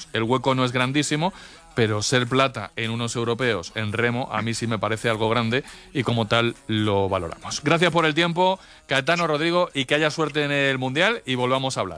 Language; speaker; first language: Spanish; native; Spanish